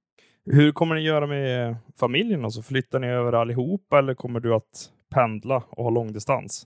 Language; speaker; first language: Swedish; native; Swedish